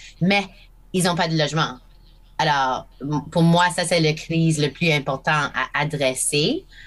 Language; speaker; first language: French; non-native, local second language; English